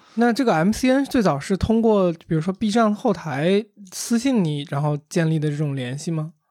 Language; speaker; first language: Chinese; native; Chinese